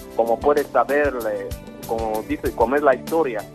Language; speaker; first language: Spanish; non-native, local second language; Fang